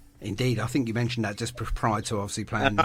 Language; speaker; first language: English; native; English